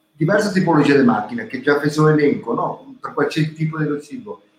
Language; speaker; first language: Portuguese; non-native, learner; Italian